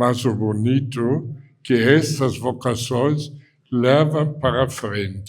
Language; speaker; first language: Portuguese; non-native, fluent; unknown